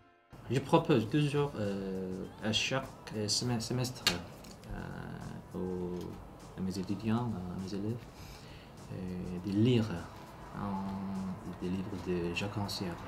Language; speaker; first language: French; non-native, learner; Korean